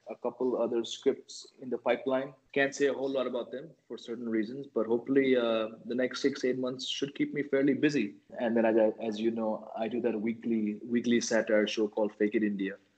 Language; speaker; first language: English; native; English